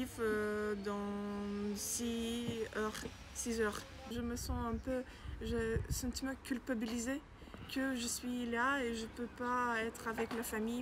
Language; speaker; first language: French; non-native, learner; Ukrainian